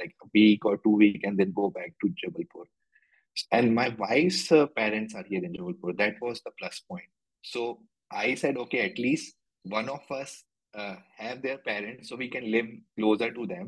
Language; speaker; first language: English; non-native, local second language; Hindi